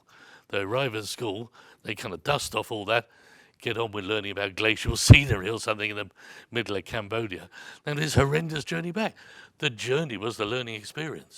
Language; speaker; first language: English; native; English